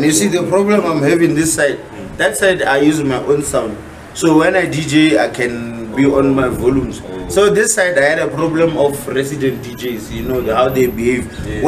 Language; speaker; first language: English; non-native, local second language; Northern Sotho